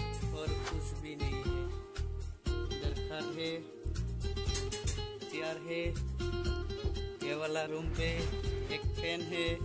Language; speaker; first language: Hindi; non-native, local second language; Assamese